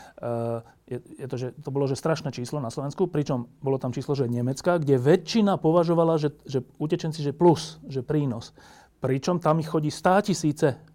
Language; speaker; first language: Slovak; native; Slovak